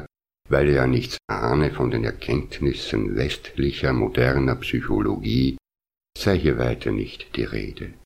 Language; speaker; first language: German; native; German